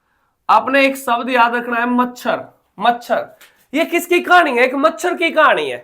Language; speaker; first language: Hindi; native; Hindi